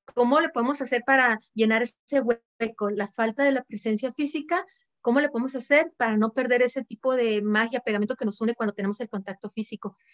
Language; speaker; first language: Spanish; native; Spanish